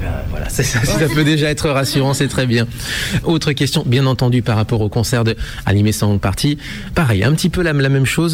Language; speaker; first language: French; native; French